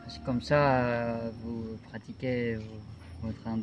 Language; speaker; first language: French; non-native, learner; Indonesian